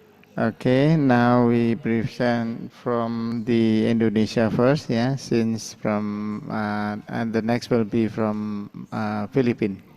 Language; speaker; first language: English; non-native, fluent; Indonesian